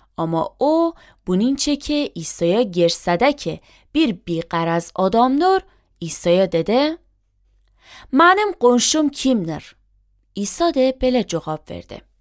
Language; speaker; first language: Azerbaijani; native; Azerbaijani